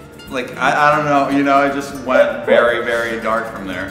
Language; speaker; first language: English; non-native, fluent; Spanish